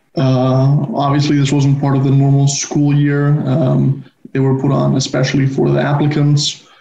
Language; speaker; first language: English; non-native, fluent; Spanish